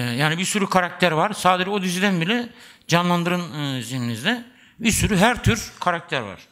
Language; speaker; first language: Turkish; native; Turkish